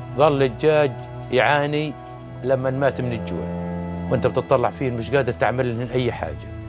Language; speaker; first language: Arabic; native; Arabic